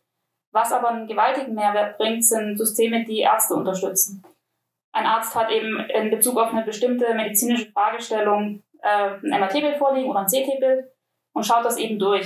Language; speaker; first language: German; native; German